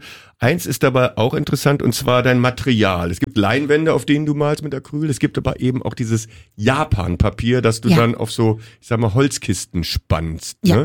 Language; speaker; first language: German; native; German